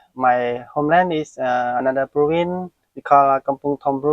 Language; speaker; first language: English; non-native, learner; Khmer